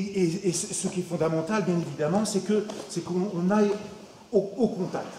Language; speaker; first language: French; native; French